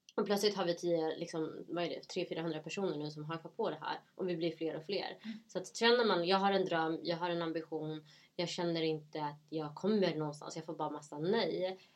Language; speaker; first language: Swedish; early bilingual, other home language; Somali